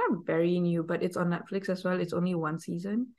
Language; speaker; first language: English; non-native, local second language; Tamil